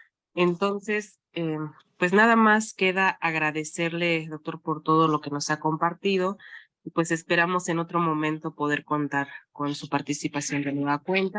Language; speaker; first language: Spanish; native; Spanish